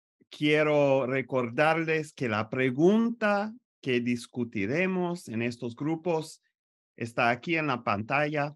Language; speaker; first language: Spanish; non-native, fluent; French